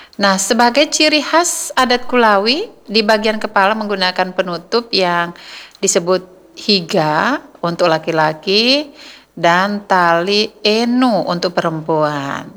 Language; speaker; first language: Indonesian; native; Indonesian